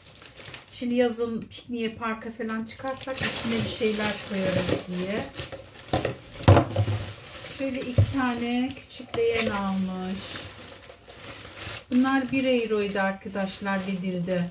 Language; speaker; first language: Turkish; native; Turkish